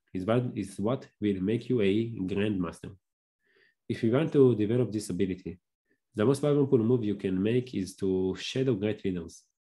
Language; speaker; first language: English; non-native, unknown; Hebrew